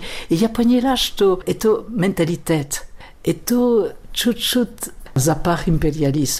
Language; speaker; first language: Russian; non-native, fluent; French